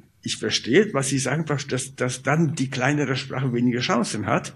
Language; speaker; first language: German; non-native, fluent; Polish